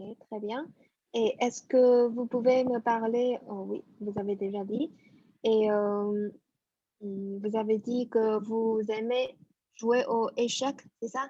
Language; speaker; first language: French; non-native, fluent; Chinese